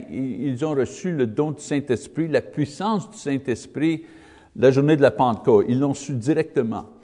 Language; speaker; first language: French; non-native, learner; English